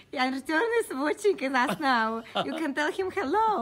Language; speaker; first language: English; non-native, learner; Russian